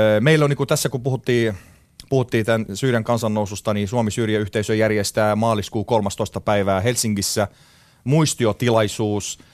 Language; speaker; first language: Finnish; non-native, fluent; Arabic